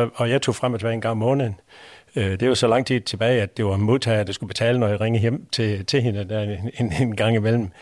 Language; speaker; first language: Danish; native; Danish